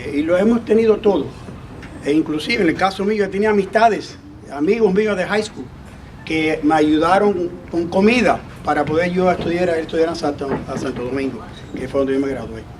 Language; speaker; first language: Spanish; early bilingual, other home language; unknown